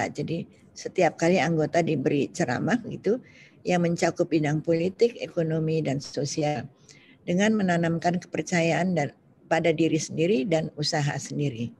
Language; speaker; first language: Indonesian; native; Indonesian